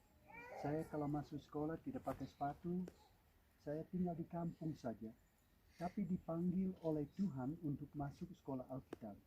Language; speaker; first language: Indonesian; non-native, fluent; English